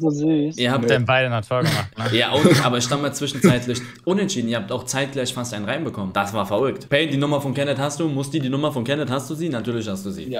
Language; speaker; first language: German; native; German